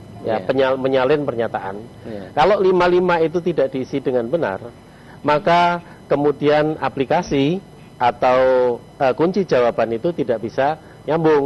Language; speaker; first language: Indonesian; native; Indonesian